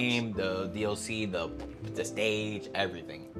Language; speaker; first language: English; native; English